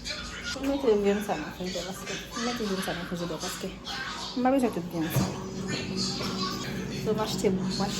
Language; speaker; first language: French; non-native, local second language; Haitian Creole